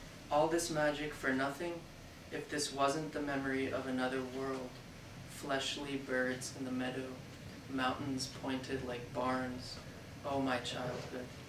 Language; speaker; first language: English; native; English